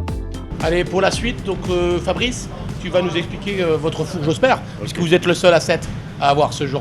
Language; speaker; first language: French; native; French